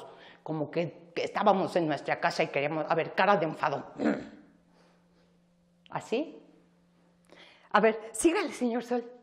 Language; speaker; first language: Spanish; native; Spanish